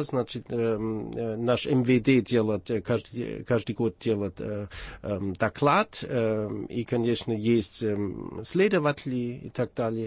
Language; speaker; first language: Russian; non-native, fluent; German